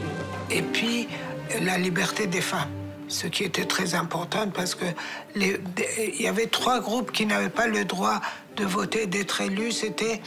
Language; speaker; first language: French; non-native, fluent; Persian